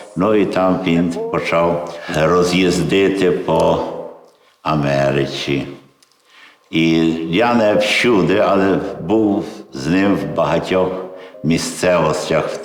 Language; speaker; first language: Ukrainian; early bilingual, heritage; Ukrainian